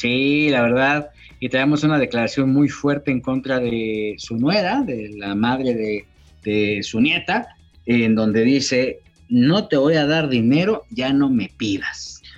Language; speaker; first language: Spanish; native; Spanish